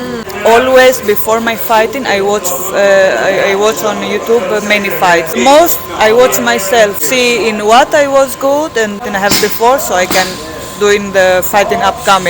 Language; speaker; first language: English; non-native, fluent; Greek